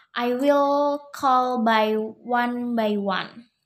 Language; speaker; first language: English; non-native, learner; Indonesian